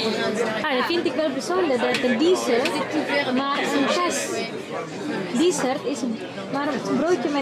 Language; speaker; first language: Dutch; non-native, fluent; Indonesian